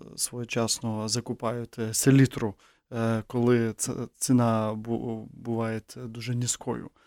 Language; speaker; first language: Ukrainian; non-native, local second language; Russian